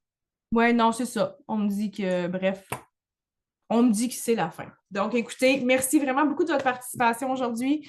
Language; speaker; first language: French; native; French